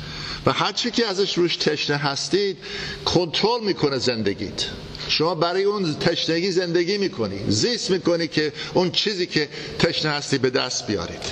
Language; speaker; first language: Persian; non-native, fluent; English